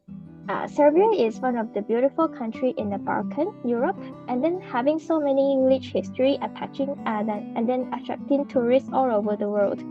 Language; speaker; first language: English; non-native, fluent; Japanese